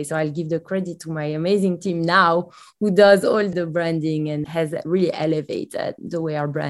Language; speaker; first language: English; non-native, fluent; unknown